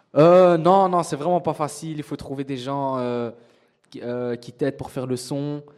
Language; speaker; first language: French; native; French